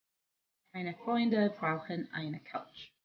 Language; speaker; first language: German; non-native, learner; English